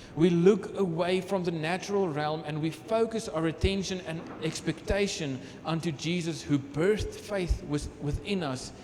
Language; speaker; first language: English; non-native, local second language; Afrikaans